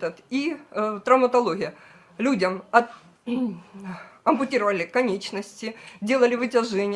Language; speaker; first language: Russian; native; Russian